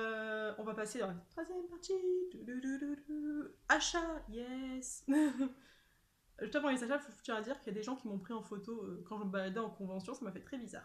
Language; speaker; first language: French; native; French